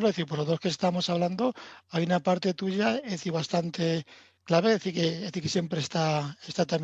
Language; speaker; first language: Spanish; native; Spanish